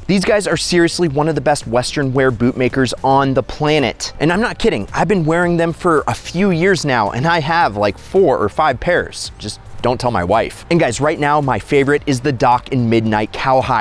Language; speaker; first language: English; native; English